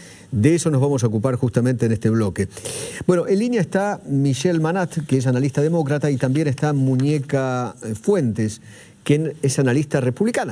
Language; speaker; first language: Spanish; native; Spanish